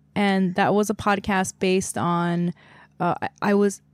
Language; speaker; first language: English; non-native, fluent; Korean